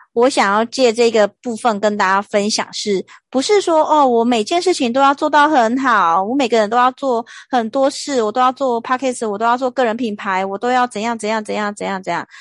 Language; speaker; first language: Chinese; native; Chinese